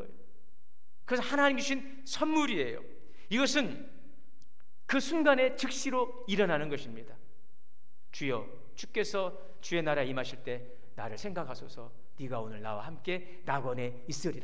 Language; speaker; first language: Korean; native; Korean